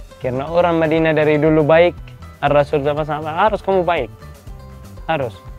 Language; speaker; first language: Indonesian; non-native, learner; Arabic